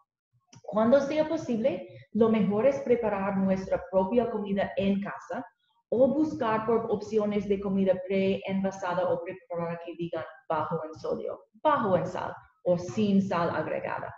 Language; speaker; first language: Spanish; non-native, learner; English